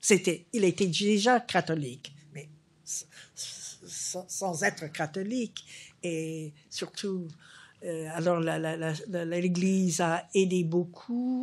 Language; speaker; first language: French; non-native, fluent; English